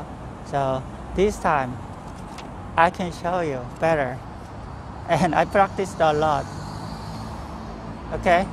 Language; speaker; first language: English; non-native, fluent; Korean